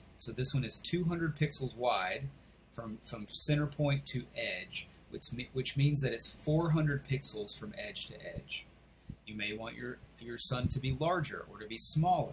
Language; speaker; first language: English; native; English